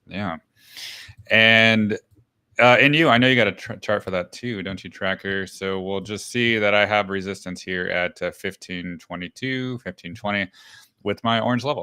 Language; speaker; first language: English; native; English